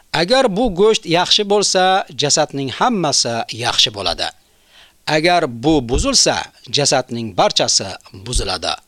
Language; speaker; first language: Uzbek; native; Uzbek